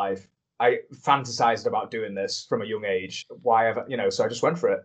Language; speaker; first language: English; native; English